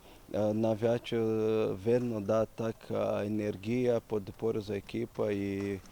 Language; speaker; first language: Slovenian; non-native, learner; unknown